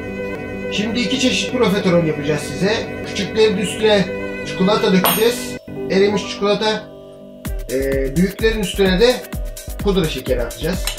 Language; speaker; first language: Turkish; native; Turkish